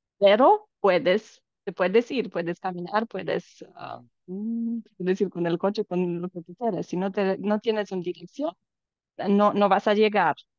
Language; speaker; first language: Spanish; non-native, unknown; Romanian